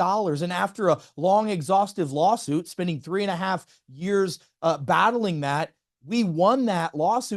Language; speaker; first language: English; native; English